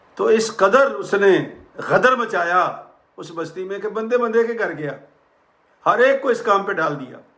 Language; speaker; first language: Urdu; non-native, local second language; Punjabi